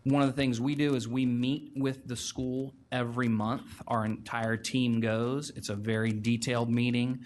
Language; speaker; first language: English; native; English